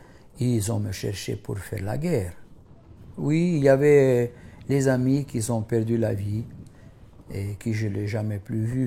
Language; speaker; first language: French; non-native, fluent; Macedonian